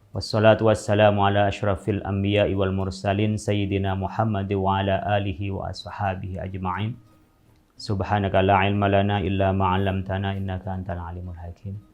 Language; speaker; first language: Indonesian; non-native, local second language; Madurese